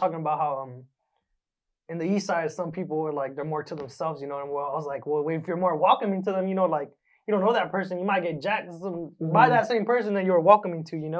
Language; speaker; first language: English; native; English